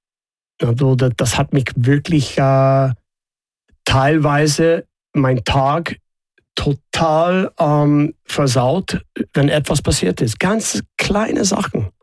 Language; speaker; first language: German; non-native, fluent; English